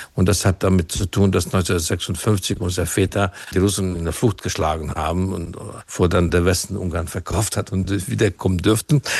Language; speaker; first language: German; non-native, fluent; Hungarian